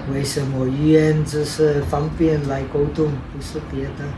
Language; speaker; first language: Chinese; non-native, fluent; Czech